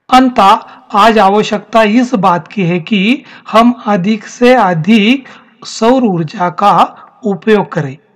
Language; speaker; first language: Hindi; non-native, local second language; Marathi